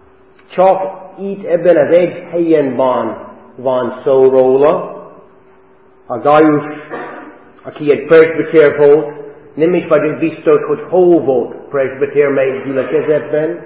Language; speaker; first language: Hungarian; non-native, fluent; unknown